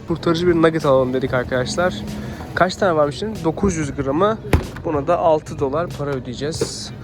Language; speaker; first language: Turkish; native; Turkish